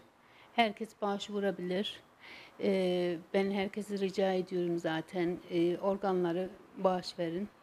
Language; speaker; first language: Turkish; non-native, fluent; German